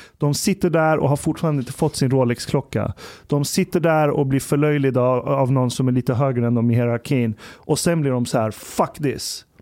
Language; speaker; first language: Swedish; early bilingual, other home language; Persian